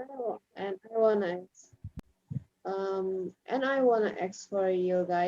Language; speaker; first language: English; non-native, learner; Indonesian